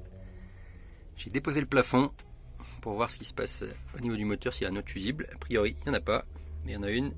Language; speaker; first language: French; native; French